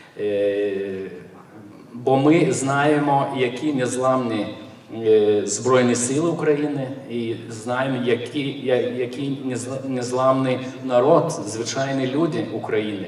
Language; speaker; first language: Ukrainian; non-native, fluent; Lithuanian